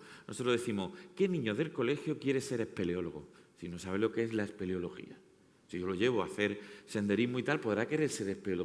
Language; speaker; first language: Spanish; native; Spanish